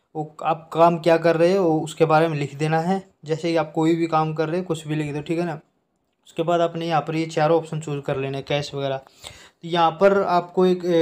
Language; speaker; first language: Hindi; native; Hindi